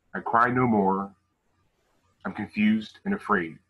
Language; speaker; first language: English; native; English